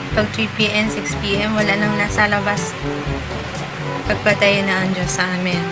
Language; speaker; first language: Filipino; native; Filipino